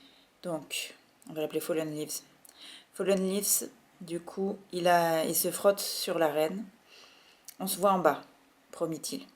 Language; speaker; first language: French; native; French